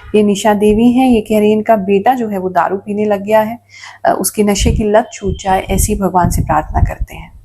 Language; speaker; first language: Hindi; native; Hindi